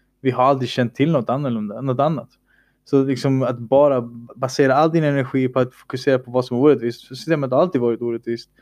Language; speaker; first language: Swedish; early bilingual, other home language; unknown